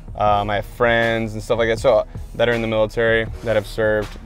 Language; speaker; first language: English; native; English